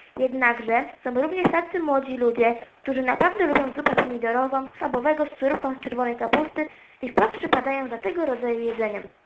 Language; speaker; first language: Polish; native; Polish